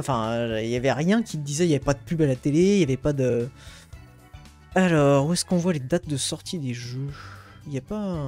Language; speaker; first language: French; native; French